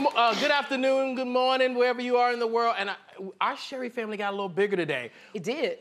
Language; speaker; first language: English; native; English